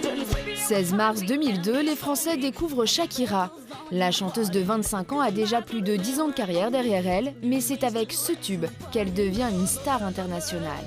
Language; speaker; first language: French; native; French